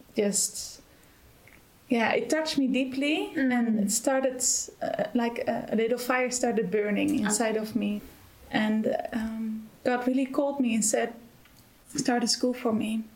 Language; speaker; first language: English; non-native, fluent; Dutch